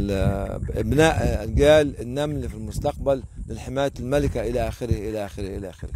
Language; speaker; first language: Arabic; native; Arabic